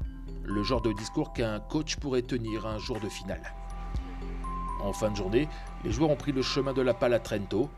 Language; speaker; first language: French; native; French